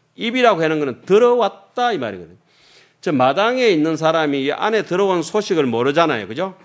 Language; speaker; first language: Korean; native; Korean